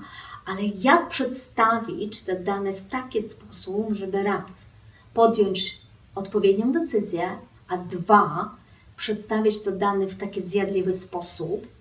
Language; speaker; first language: Polish; non-native, fluent; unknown